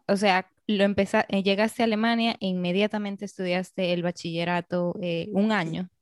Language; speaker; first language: Spanish; native; Spanish